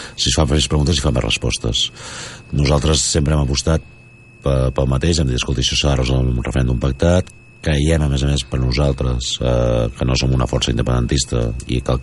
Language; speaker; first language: Catalan; native; Catalan